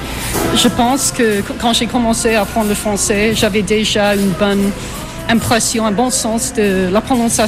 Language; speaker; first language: French; non-native, fluent; English